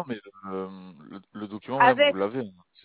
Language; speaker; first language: French; native; French